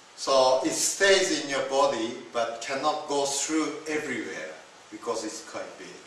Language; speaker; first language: English; non-native, fluent; Japanese